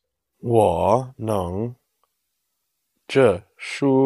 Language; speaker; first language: Chinese; non-native, learner; English